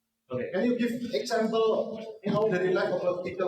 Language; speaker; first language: English; non-native, learner; Indonesian